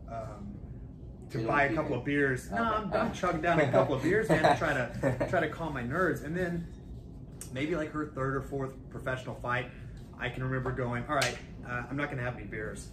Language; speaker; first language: English; native; English